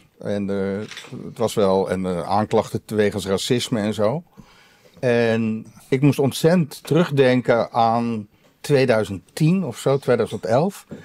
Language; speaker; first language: Dutch; native; Dutch